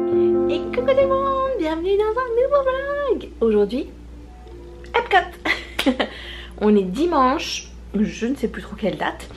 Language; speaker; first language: French; native; French